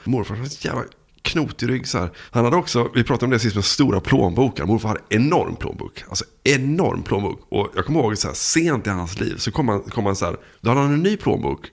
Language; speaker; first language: Swedish; native; Swedish